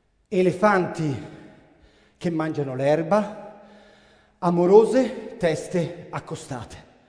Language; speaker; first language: Italian; native; Italian